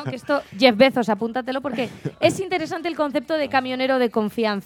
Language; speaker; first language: Spanish; native; Spanish